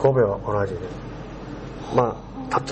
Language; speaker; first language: Japanese; non-native, learner; Korean